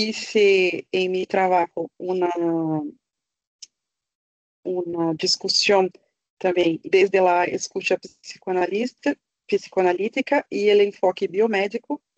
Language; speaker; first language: Spanish; non-native, fluent; Portuguese